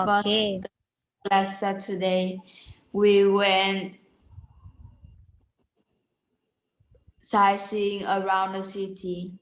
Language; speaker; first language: English; non-native, learner; Vietnamese